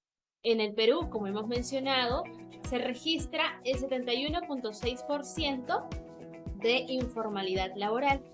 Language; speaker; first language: Spanish; native; Spanish